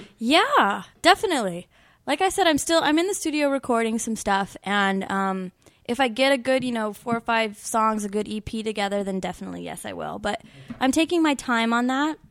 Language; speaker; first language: English; native; English